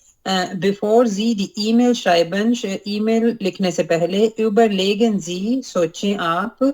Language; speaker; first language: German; non-native, learner; Urdu